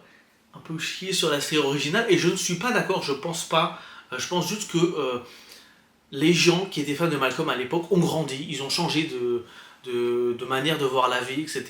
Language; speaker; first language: French; native; French